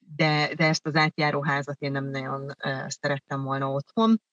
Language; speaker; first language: Hungarian; early bilingual, other home language; German